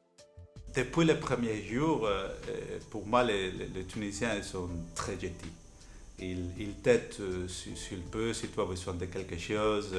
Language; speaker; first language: French; non-native, fluent; Spanish